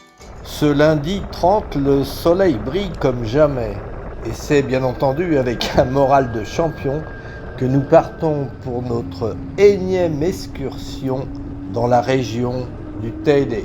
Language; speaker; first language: French; native; French